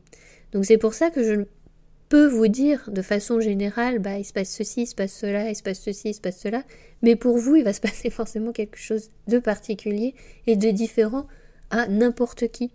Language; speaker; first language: French; native; French